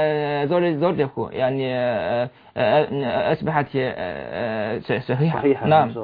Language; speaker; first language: Arabic; non-native, learner; Chinese